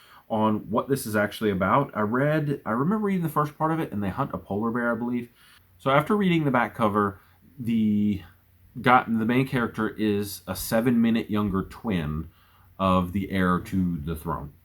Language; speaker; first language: English; native; English